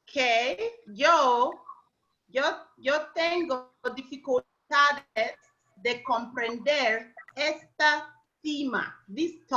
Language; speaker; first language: Spanish; non-native, learner; English